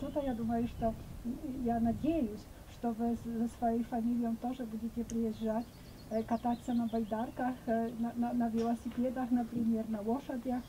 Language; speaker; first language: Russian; non-native, learner; Polish